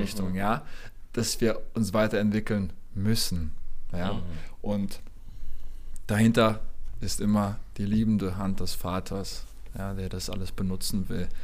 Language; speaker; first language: German; native; German